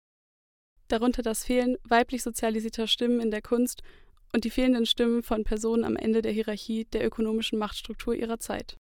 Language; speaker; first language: German; native; German